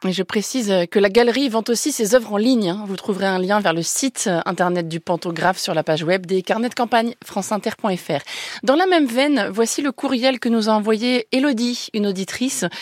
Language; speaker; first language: French; native; French